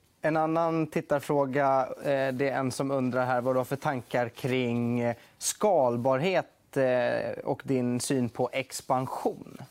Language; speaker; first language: Swedish; native; Swedish